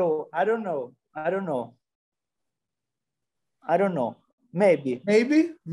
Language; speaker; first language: English; non-native, learner; Italian